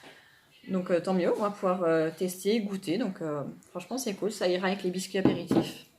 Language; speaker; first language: French; native; French